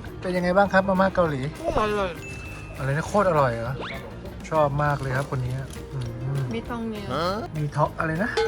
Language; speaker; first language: Thai; native; Thai